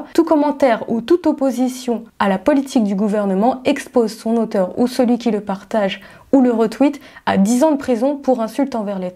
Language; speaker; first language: French; native; French